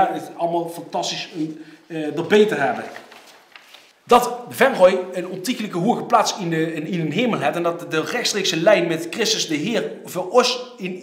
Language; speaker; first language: Dutch; native; Dutch